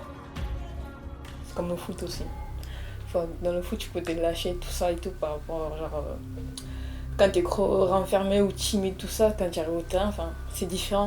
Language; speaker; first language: French; early bilingual, other home language; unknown